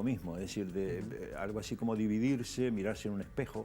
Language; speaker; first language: Spanish; native; Spanish